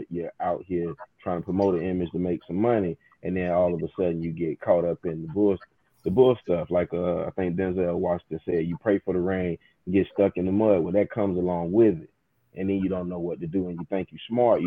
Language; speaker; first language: English; native; English